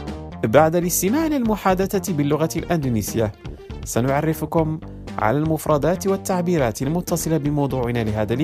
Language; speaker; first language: Arabic; non-native, fluent; Indonesian